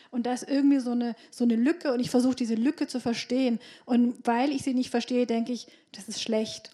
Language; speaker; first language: German; early bilingual, other home language; Turkish